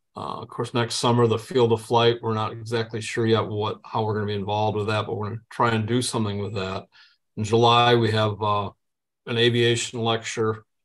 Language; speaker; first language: English; native; English